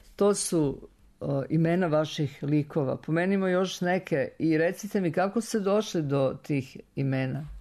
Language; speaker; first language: Serbian; native; Serbian